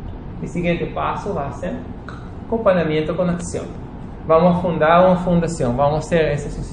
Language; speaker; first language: Portuguese; non-native, fluent; Spanish